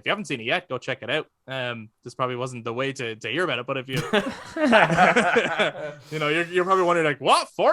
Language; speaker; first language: English; native; English